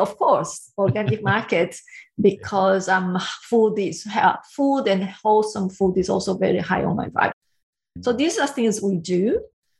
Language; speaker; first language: English; non-native, fluent; Portuguese